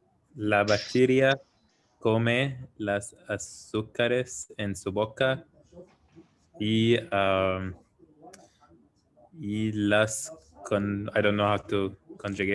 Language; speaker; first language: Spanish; non-native, learner; English